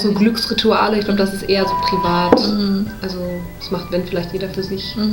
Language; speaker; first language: German; native; German